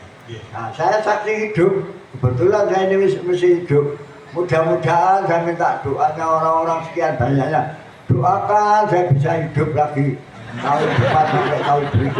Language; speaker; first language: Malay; non-native, local second language; Javanese